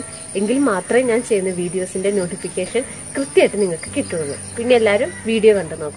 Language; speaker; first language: Malayalam; native; Malayalam